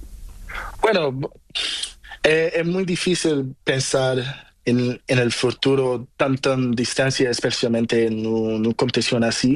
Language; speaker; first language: Spanish; non-native, learner; Portuguese